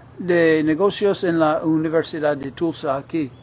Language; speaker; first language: Spanish; non-native, fluent; English